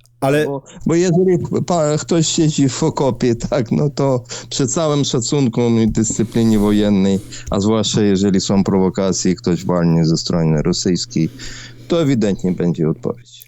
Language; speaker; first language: Polish; non-native, fluent; Ukrainian